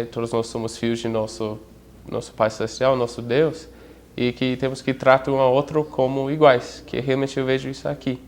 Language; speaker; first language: Portuguese; non-native, fluent; English